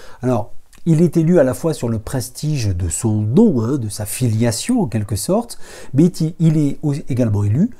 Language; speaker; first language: French; native; French